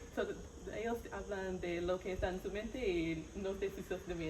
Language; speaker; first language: Spanish; non-native, learner; English